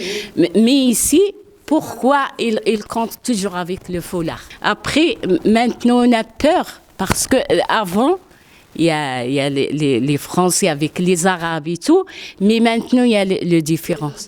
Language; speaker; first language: French; non-native, learner; Arabic